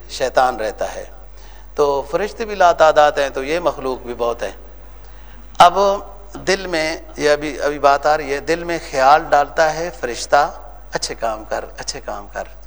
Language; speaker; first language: Urdu; native; Urdu